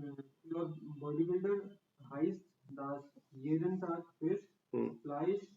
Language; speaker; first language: German; non-native, learner; Hindi